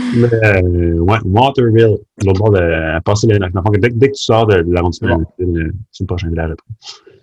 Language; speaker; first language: French; early bilingual, other home language; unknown